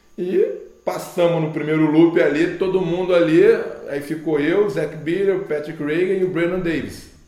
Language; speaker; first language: Portuguese; native; Portuguese